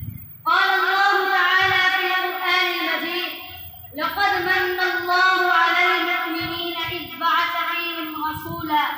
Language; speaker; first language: Arabic; non-native, learner; Urdu